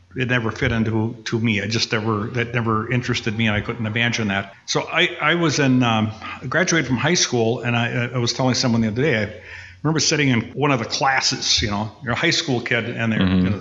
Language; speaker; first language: English; native; English